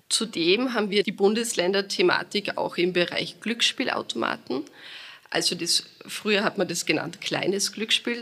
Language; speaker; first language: German; native; German